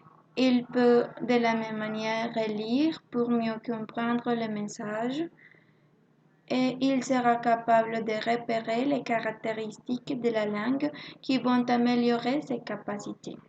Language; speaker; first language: French; non-native, learner; Spanish